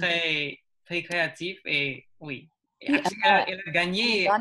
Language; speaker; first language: French; non-native, learner; English